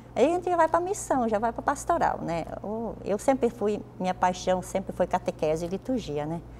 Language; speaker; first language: Portuguese; native; Portuguese